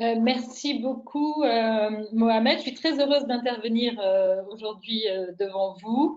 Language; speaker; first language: French; native; French